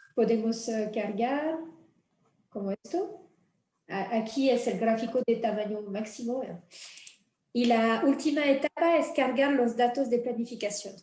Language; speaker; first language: Spanish; non-native, fluent; French